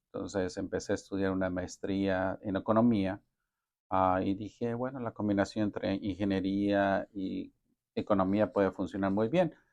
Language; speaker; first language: Spanish; native; Spanish